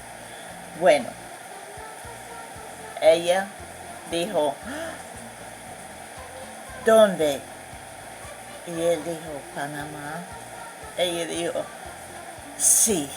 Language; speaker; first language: Spanish; non-native, fluent; English